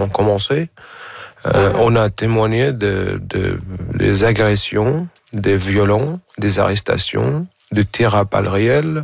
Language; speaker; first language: French; non-native, fluent; Arabic